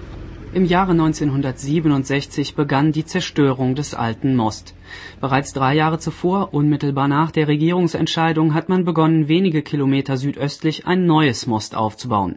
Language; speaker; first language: German; native; German